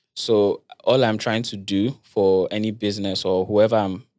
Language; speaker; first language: English; non-native, local second language; Yoruba